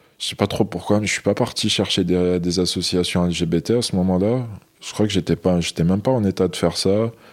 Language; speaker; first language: French; non-native, local second language; Arabic